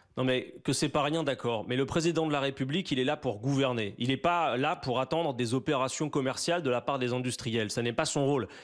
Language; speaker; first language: French; native; French